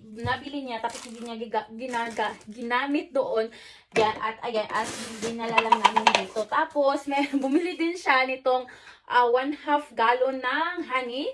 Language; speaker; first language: Filipino; non-native, local second language; Cebuano